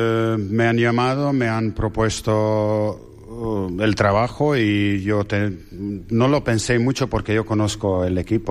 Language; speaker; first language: Spanish; non-native, fluent; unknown